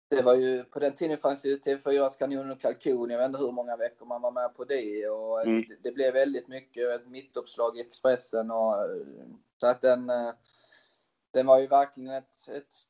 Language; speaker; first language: Swedish; native; Swedish